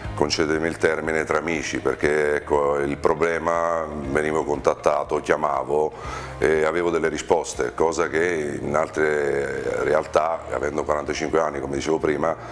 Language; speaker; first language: Italian; native; Italian